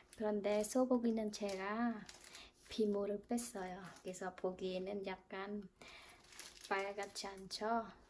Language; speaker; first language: Korean; non-native, fluent; Khmer